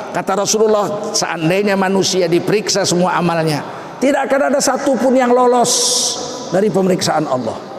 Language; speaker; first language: Indonesian; native; Indonesian